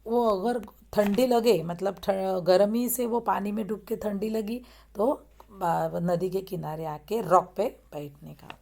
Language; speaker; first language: Hindi; non-native, local second language; Marathi